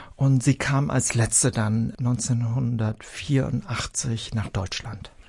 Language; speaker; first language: German; early bilingual, other home language; Vietnamese